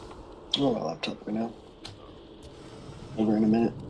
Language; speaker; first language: English; native; English